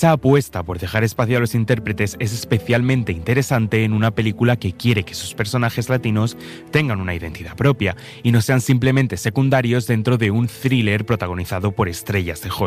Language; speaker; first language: Spanish; native; Spanish